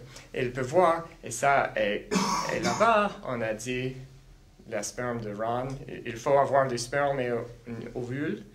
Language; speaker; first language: French; non-native, local second language; English